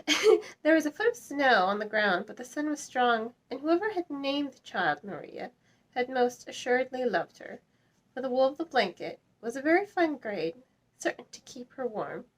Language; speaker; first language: English; native; English